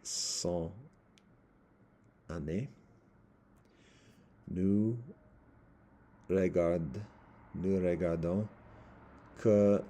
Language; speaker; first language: French; non-native, learner; English